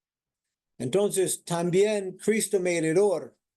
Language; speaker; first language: Spanish; non-native, fluent; English